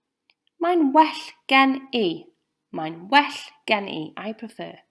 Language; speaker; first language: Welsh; non-native, local second language; English